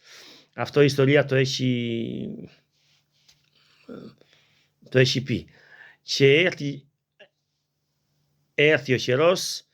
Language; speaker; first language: Greek; non-native, learner; Albanian